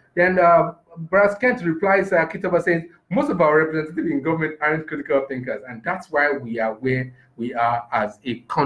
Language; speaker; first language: English; non-native, local second language; Yoruba